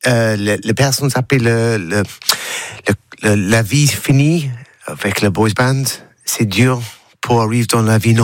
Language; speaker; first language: French; non-native, learner; English